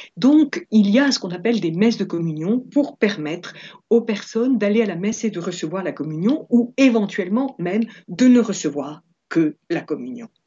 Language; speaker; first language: French; native; French